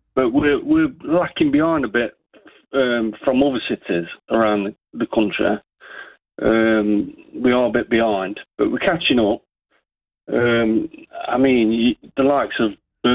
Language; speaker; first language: English; native; English